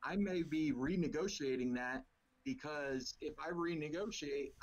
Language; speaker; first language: English; native; English